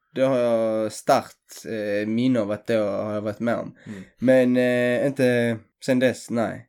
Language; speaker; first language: Swedish; early bilingual, other home language; Greek